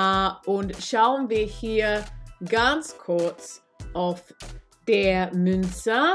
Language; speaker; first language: German; non-native, learner; English